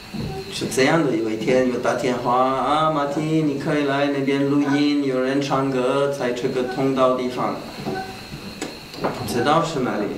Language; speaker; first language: Chinese; non-native, learner; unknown